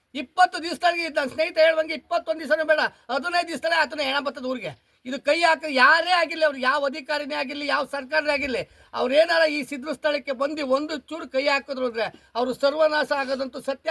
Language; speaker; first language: Kannada; native; Kannada